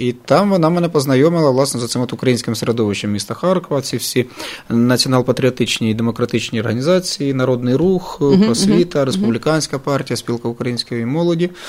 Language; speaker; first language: Ukrainian; native; Ukrainian